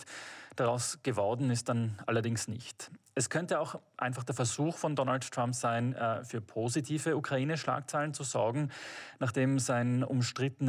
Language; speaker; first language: German; native; German